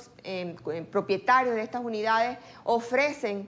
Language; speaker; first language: Spanish; native; Spanish